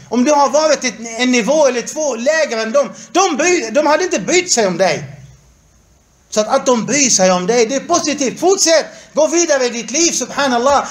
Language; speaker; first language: Swedish; non-native, fluent; Arabic